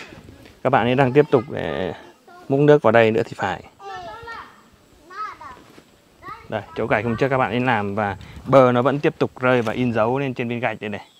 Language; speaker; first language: Vietnamese; native; Vietnamese